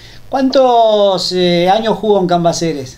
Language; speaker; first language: Spanish; native; Spanish